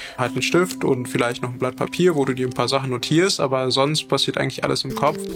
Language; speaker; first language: German; early bilingual, other home language; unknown